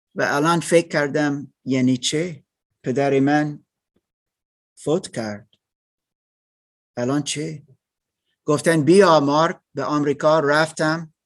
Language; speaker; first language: Persian; non-native, learner; German